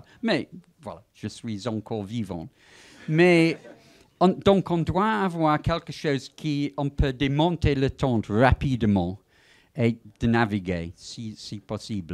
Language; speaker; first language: French; non-native, fluent; English